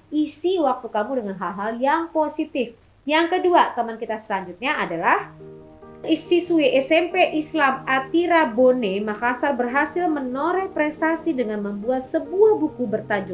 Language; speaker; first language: Indonesian; native; Indonesian